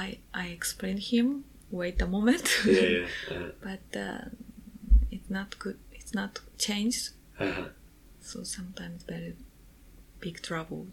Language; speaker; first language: English; non-native, learner; Japanese